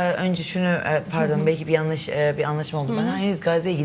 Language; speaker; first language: Turkish; early bilingual, heritage; Turkish